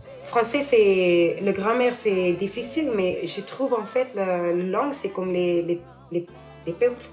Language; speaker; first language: French; non-native, learner; English